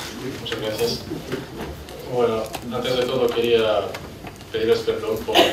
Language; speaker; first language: Spanish; non-native, fluent; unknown